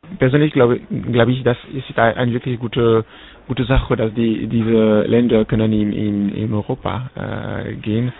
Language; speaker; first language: German; non-native, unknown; French